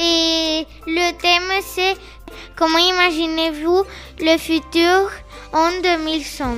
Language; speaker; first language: French; early bilingual, heritage; French